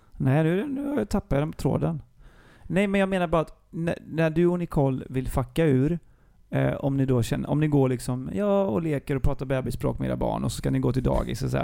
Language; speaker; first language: Swedish; native; Swedish